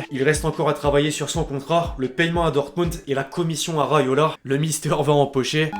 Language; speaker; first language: French; native; French